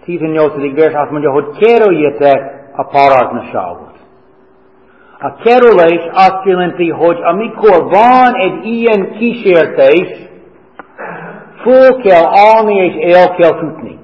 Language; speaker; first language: Hungarian; non-native, fluent; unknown